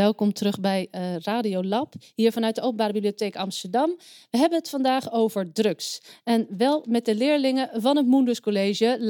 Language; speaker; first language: Dutch; native; Dutch